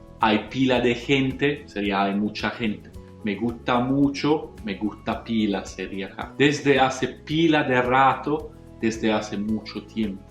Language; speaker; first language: Spanish; non-native, fluent; Italian